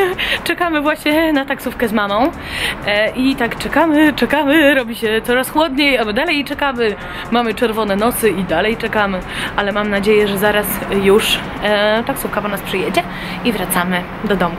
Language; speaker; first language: Polish; native; Polish